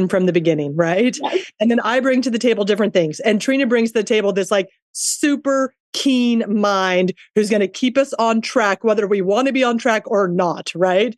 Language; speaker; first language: English; native; English